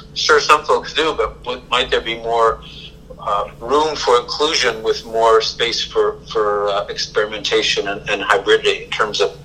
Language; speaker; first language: English; native; English